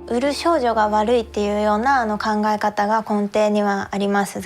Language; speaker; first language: Japanese; native; Japanese